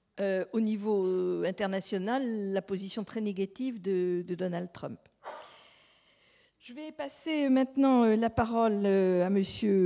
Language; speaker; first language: French; native; French